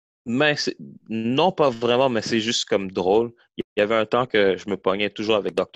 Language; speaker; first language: French; early bilingual, heritage; French